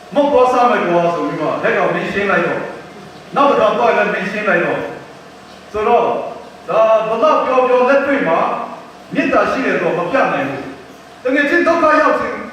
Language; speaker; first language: Burmese; non-native, local second language; Kachin